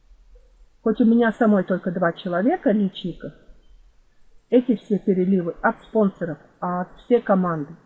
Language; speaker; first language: Russian; non-native, fluent; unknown